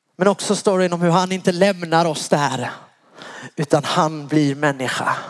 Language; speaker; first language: Swedish; native; Swedish